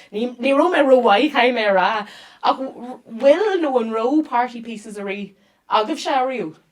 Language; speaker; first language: Irish; non-native, local second language; English